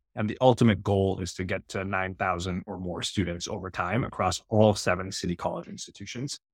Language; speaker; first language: English; native; English